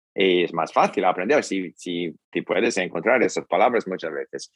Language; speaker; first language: Spanish; non-native, fluent; English